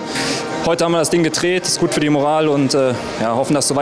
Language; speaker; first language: German; native; German